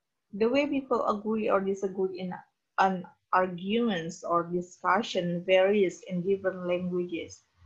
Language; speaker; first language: English; non-native, fluent; Indonesian